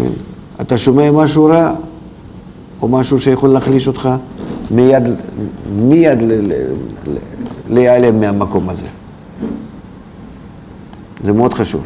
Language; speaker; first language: Hebrew; non-native, fluent; Russian